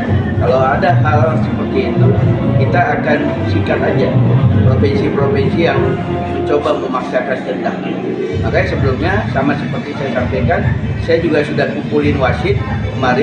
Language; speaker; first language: Indonesian; native; Indonesian